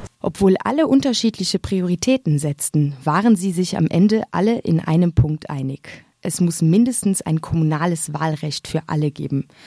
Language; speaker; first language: German; native; German